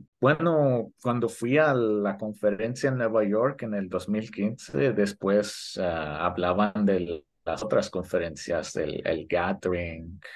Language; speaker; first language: Spanish; early bilingual, heritage; Spanish